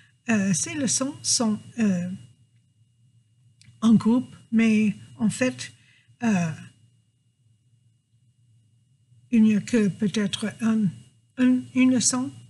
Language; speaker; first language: French; non-native, fluent; English